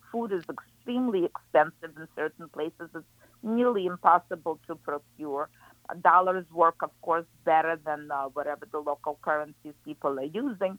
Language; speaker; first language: English; non-native, fluent; Ukrainian